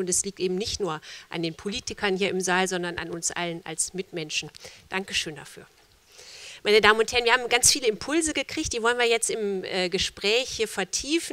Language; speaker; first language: German; native; German